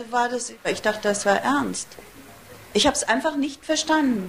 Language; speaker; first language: German; native; German